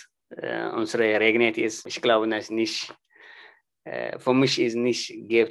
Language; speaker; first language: German; non-native, learner; Tigrinya